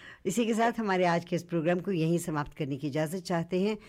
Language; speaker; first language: Hindi; native; Hindi